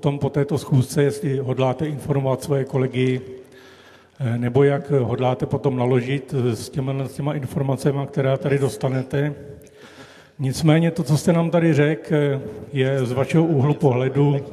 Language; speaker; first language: Czech; native; Czech